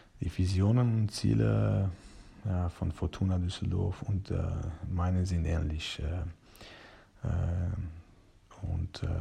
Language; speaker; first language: German; non-native, fluent; Persian